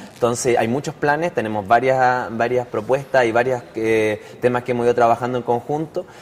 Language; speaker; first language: Spanish; native; Spanish